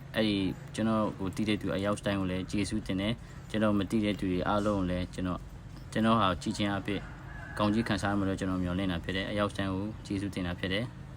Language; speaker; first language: Burmese; non-native, local second language; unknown